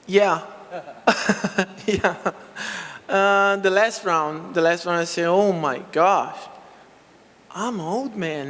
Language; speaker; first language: English; non-native, local second language; Portuguese